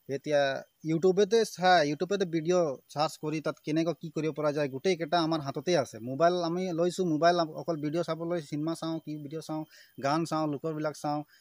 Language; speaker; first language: Assamese; non-native, local second language; Sadri